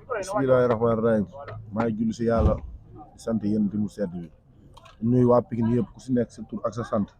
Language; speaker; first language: Wolof; non-native, local second language; Fula